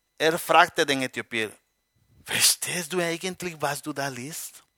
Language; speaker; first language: German; non-native, learner; Spanish